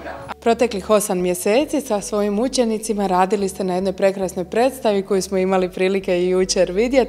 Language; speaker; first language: Croatian; native; Croatian